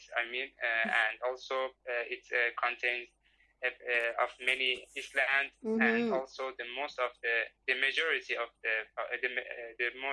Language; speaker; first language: English; non-native, learner; Persian